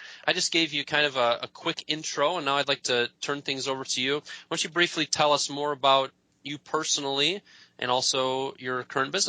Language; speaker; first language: English; native; English